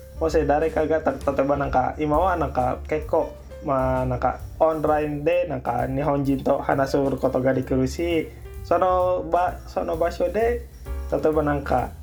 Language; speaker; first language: Japanese; non-native, learner; Indonesian